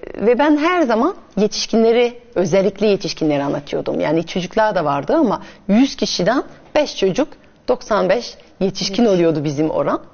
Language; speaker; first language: Turkish; non-native, fluent; French